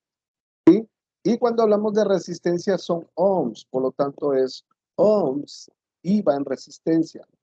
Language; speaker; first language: Spanish; native; Spanish